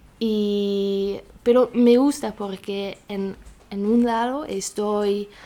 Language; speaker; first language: Spanish; non-native, learner; German